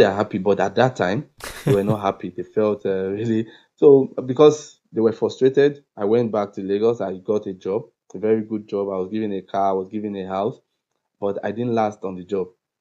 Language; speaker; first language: English; non-native, local second language; Yoruba